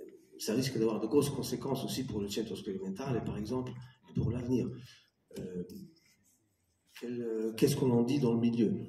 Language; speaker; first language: French; native; French